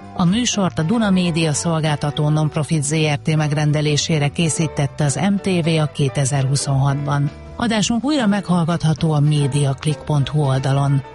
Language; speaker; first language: Hungarian; native; Hungarian